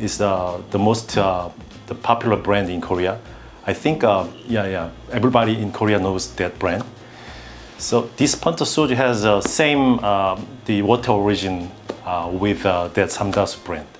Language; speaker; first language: English; non-native, learner; Korean